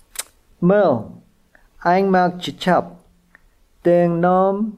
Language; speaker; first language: Khmer; non-native, fluent; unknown